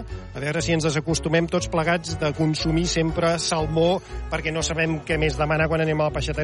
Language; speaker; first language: Catalan; native; Catalan